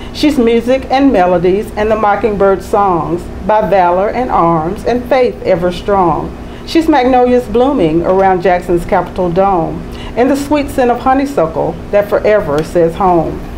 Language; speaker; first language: English; native; English